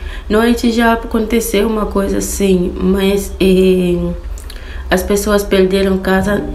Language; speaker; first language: Portuguese; non-native, fluent; Haitian Creole